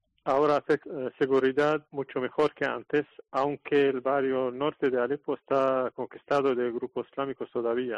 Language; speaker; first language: Spanish; non-native, learner; Arabic